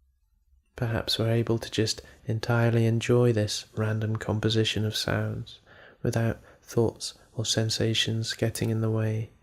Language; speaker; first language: English; native; English